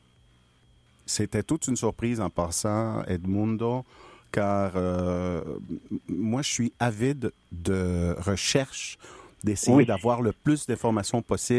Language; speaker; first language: French; non-native, fluent; Spanish